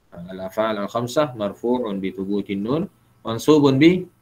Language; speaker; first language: Arabic; non-native, fluent; Malay